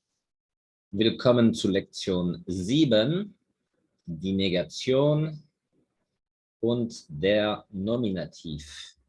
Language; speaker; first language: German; non-native, fluent; Spanish